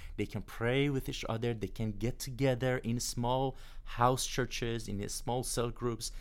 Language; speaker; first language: English; non-native, fluent; Persian